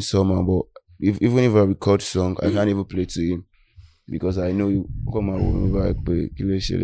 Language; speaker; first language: English; non-native, local second language; Yoruba